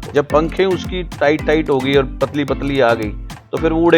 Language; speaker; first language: Hindi; native; Hindi